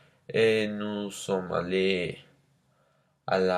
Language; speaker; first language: French; non-native, learner; Spanish